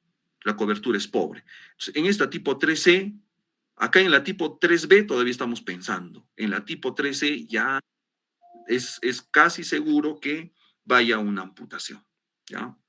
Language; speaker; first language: Spanish; native; Spanish